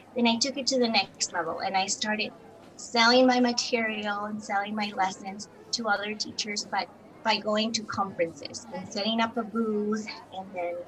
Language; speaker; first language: English; non-native, fluent; Spanish